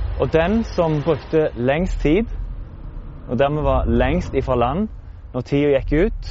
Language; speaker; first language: Norwegian; native; Norwegian